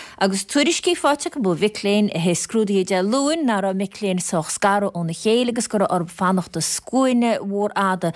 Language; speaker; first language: Irish; native; Irish